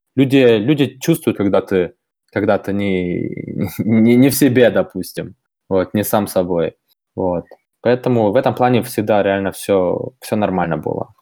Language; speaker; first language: Russian; early bilingual, heritage; German